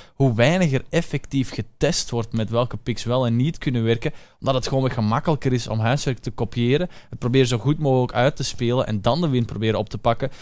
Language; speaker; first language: Dutch; native; Dutch